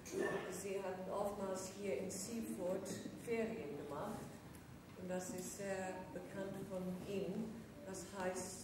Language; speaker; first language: German; non-native, learner; English